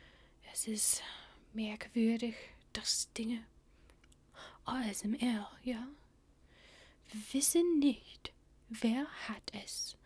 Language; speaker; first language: German; non-native, learner; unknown